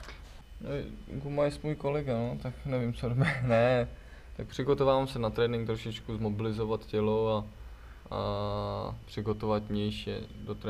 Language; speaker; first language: Polish; non-native, fluent; Czech